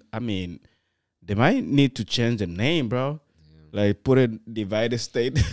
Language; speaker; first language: English; non-native, fluent; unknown